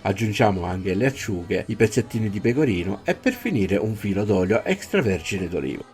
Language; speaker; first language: Italian; native; Italian